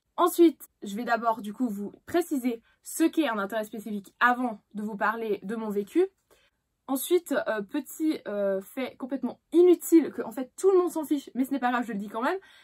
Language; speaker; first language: French; native; French